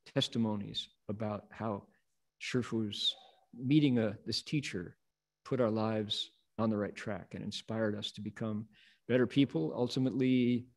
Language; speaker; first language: English; native; English